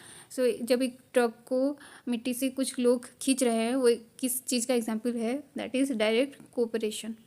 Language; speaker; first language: Hindi; native; Hindi